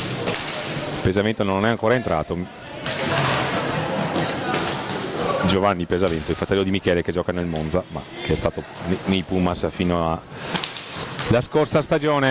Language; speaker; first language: Italian; native; Italian